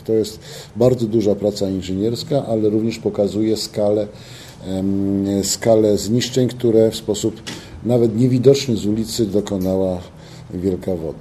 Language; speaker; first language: Polish; native; Polish